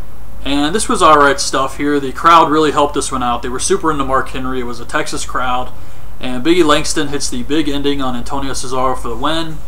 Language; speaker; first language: English; native; English